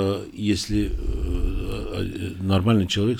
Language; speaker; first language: Russian; non-native, local second language; Georgian